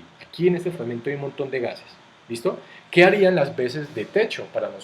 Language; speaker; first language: Spanish; native; Spanish